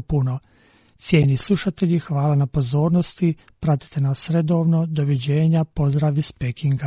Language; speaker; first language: Croatian; non-native, fluent; Chinese